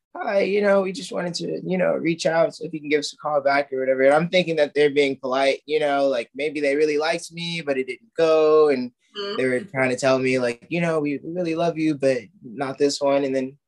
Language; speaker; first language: English; native; English